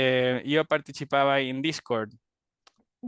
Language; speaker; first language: Italian; non-native, learner; Spanish